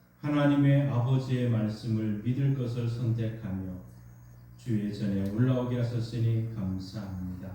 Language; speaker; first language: Korean; native; Korean